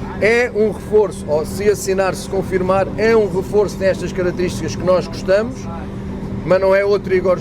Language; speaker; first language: Portuguese; native; Portuguese